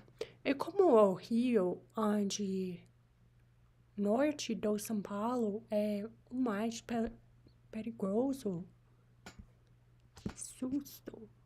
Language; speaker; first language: Portuguese; non-native, learner; English